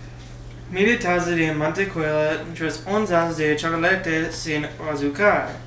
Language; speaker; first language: Spanish; non-native, learner; English